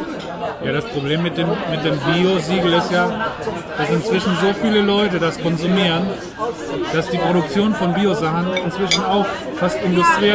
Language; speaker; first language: German; non-native, fluent; Spanish